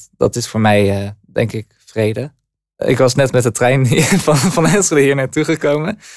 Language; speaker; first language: Dutch; native; Dutch